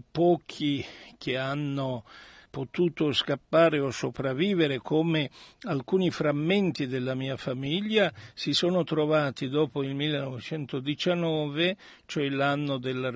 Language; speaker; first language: Italian; early bilingual, other home language; Armenian